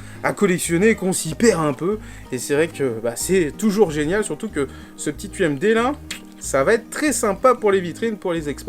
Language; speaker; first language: French; native; French